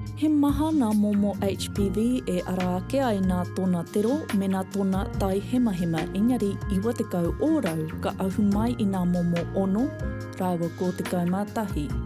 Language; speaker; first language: Māori; native; Māori